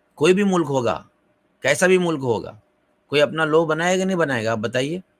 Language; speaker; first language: Urdu; native; Urdu